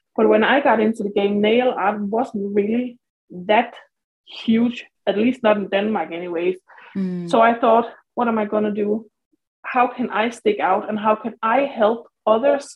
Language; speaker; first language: English; non-native, fluent; Danish